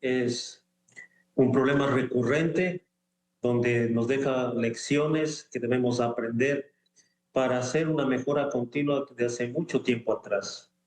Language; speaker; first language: Spanish; native; Spanish